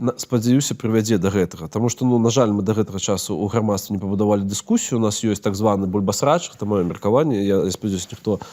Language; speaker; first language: Belarusian; non-native, local second language; Russian